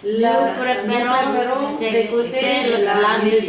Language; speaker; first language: French; non-native, learner; Korean